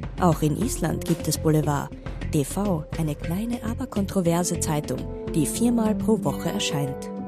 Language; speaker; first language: German; native; German